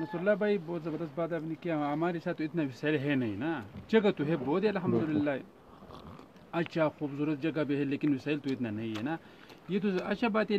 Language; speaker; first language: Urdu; non-native, local second language; Pashto